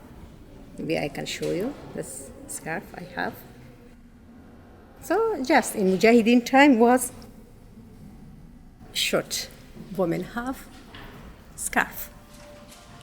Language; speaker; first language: English; non-native, learner; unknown